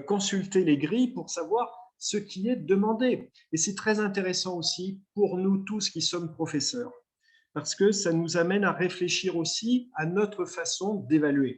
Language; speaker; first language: French; native; French